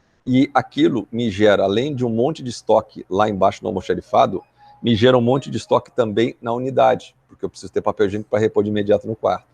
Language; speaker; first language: Portuguese; native; Portuguese